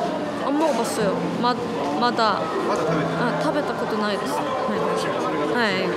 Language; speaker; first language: Japanese; non-native, learner; Korean